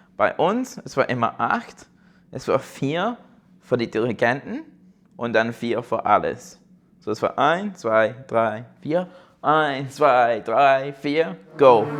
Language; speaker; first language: German; non-native, fluent; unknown